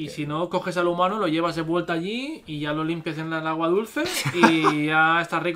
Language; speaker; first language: Spanish; native; Spanish